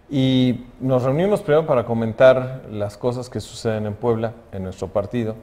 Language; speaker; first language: Spanish; native; Spanish